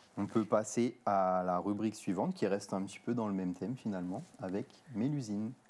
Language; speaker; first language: French; native; French